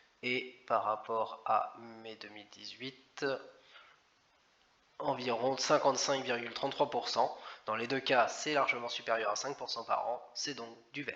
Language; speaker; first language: French; native; French